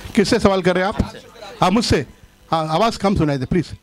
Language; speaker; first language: Hindi; native; Hindi